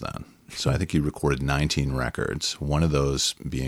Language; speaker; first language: English; native; English